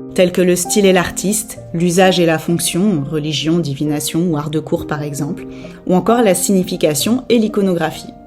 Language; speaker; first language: French; native; French